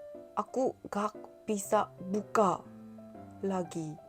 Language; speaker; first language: Indonesian; non-native, learner; Korean